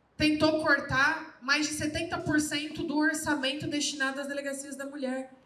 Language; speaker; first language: Portuguese; native; Portuguese